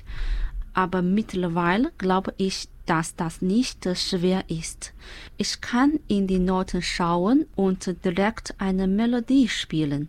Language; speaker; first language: German; non-native, learner; Chinese